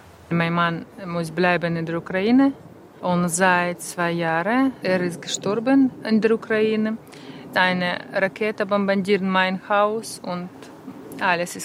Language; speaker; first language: German; non-native, learner; Ukrainian